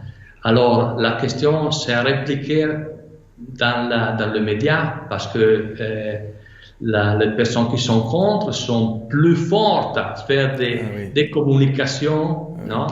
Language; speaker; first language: French; non-native, fluent; Italian